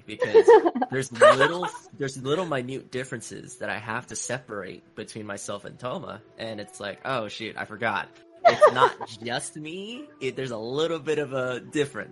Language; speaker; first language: English; native; English